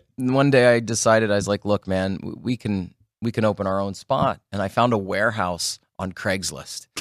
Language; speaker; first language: English; native; English